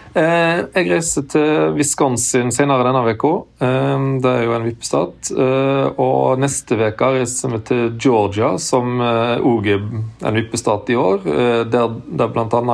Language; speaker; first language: Norwegian; native; Norwegian